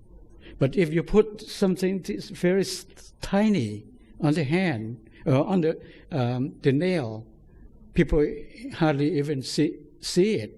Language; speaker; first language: English; non-native, fluent; Thai